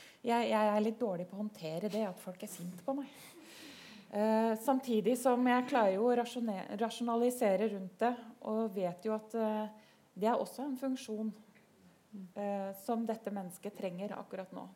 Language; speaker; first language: Norwegian; native; Norwegian